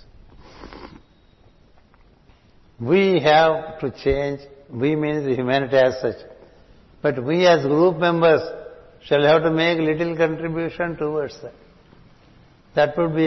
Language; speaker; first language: English; non-native, local second language; Telugu